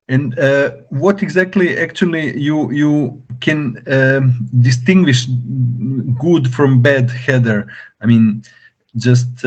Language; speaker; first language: English; non-native, learner; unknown